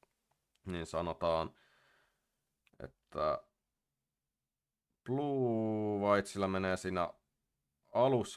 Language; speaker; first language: Finnish; native; Finnish